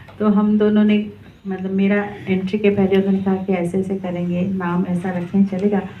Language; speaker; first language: Hindi; non-native, local second language; Marathi